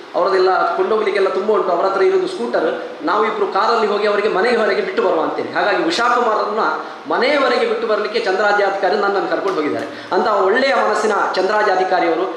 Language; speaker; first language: Kannada; non-native, local second language; Tulu